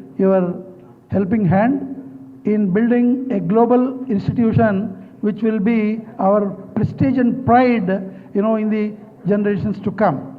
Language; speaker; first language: English; non-native, local second language; Telugu